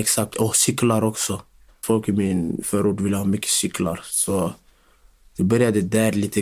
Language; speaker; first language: Swedish; non-native, local second language; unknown